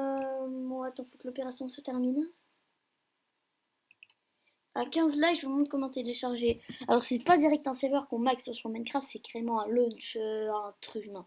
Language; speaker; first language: French; native; French